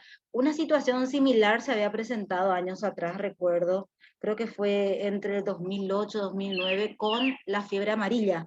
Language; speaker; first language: Spanish; native; Spanish